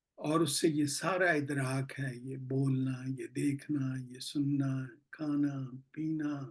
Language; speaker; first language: Urdu; native; Urdu